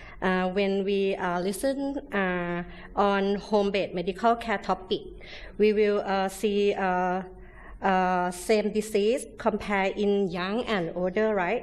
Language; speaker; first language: English; non-native, learner; Thai